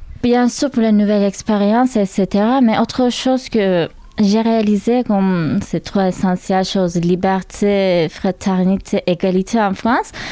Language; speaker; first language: French; non-native, learner; Turkish